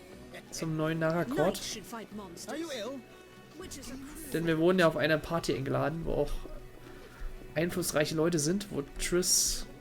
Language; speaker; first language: German; native; German